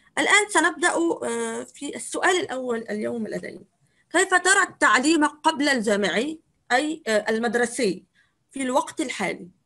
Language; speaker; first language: Arabic; native; Arabic